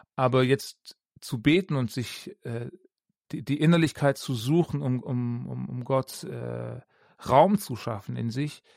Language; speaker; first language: German; native; German